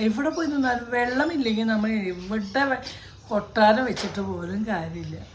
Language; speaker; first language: Malayalam; native; Malayalam